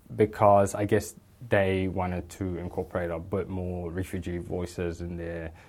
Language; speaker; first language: English; native; English